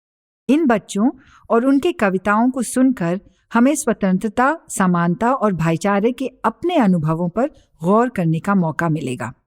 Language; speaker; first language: Hindi; native; Hindi